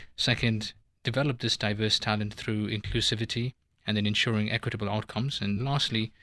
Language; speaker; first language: English; native; English